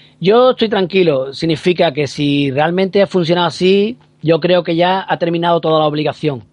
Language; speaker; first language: Spanish; native; Spanish